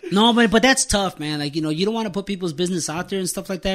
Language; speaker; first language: English; early bilingual, other home language; Spanish